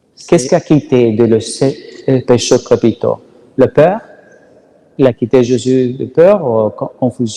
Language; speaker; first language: French; non-native, learner; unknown